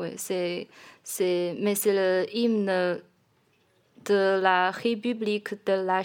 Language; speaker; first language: French; non-native, learner; Chinese